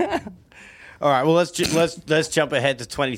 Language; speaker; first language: English; native; English